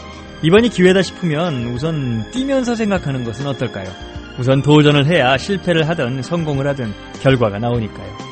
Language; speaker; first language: Korean; native; Korean